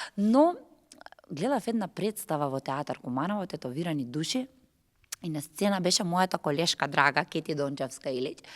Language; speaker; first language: Macedonian; native; Macedonian